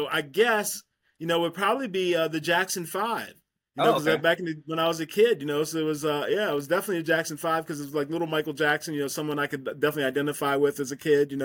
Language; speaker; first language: English; native; English